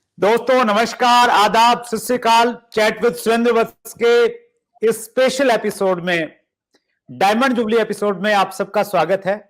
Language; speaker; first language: Hindi; native; Hindi